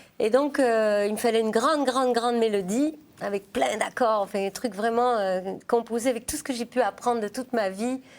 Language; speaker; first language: French; native; French